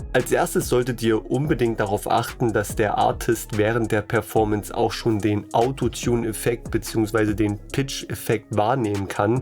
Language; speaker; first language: German; native; German